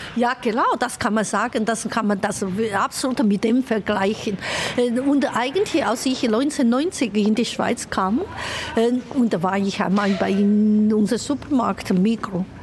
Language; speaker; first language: German; non-native, fluent; Chinese